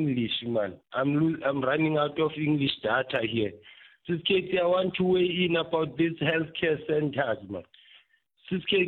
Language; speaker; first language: English; non-native, local second language; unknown